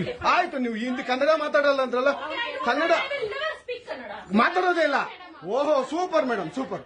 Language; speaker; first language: Kannada; native; Kannada